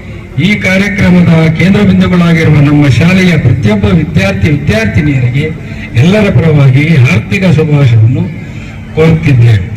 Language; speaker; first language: Kannada; native; Kannada